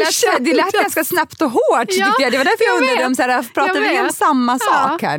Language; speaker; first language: Swedish; native; Swedish